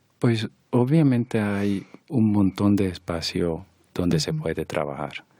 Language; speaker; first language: Spanish; non-native, fluent; Hungarian